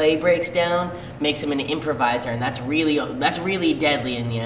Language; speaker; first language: English; native; English